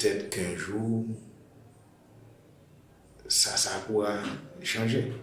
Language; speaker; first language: French; non-native, local second language; Haitian Creole